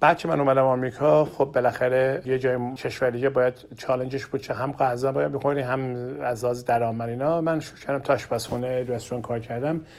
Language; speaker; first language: Persian; non-native, learner; Turkish